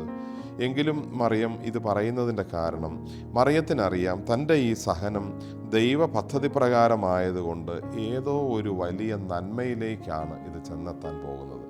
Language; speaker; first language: Malayalam; native; Malayalam